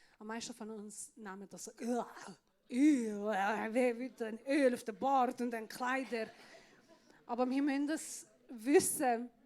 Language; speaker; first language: German; non-native, fluent; Persian